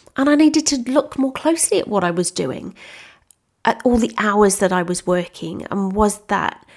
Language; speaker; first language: English; native; English